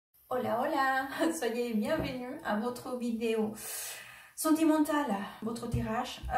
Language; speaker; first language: French; non-native, fluent; Spanish